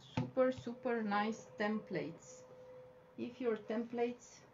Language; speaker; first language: English; non-native, fluent; Bulgarian